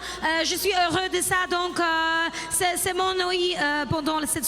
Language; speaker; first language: French; non-native, fluent; Polish